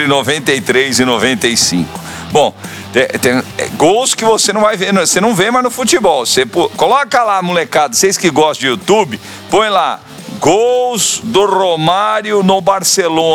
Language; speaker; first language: Portuguese; native; Portuguese